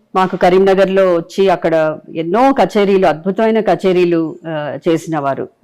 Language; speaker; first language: Telugu; native; Telugu